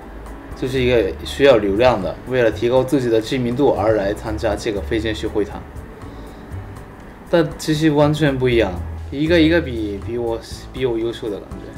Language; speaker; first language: Chinese; non-native, fluent; Japanese